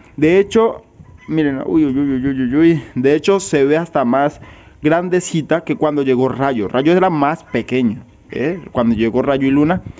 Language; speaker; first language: Spanish; native; Spanish